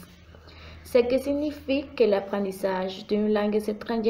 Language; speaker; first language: French; non-native, fluent; Spanish